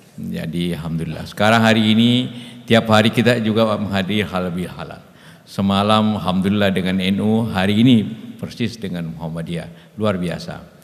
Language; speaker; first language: Indonesian; native; Indonesian